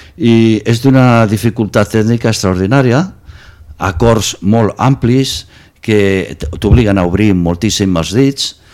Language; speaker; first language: Catalan; non-native, local second language; Spanish